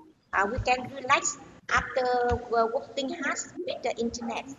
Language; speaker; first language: English; non-native, learner; Vietnamese